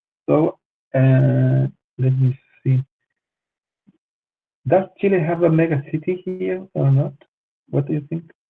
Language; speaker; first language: English; non-native, fluent; Spanish